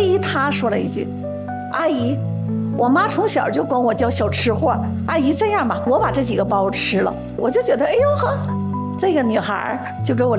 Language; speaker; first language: Chinese; native; Chinese